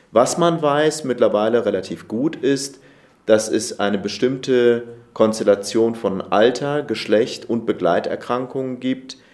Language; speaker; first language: German; native; German